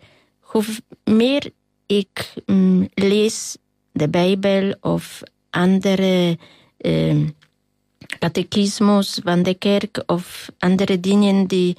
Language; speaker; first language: Dutch; non-native, learner; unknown